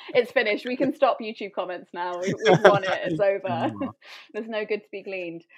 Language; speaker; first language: English; native; English